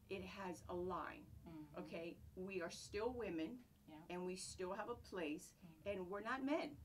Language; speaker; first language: English; non-native, fluent; Greek